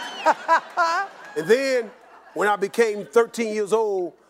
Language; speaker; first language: English; native; English